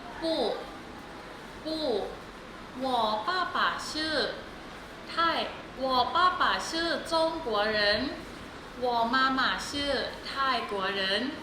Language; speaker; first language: Chinese; non-native, fluent; Thai